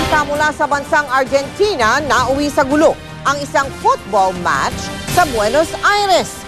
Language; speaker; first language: Filipino; native; Filipino